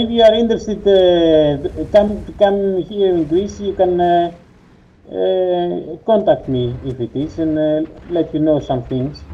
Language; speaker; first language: English; non-native, learner; Greek